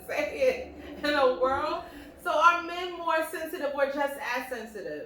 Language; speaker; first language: English; native; English